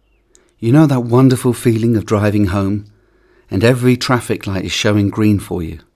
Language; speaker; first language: English; native; English